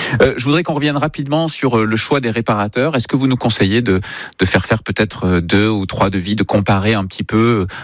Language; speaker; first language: French; native; French